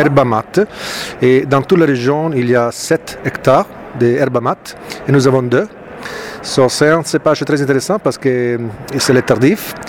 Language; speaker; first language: French; non-native, fluent; Italian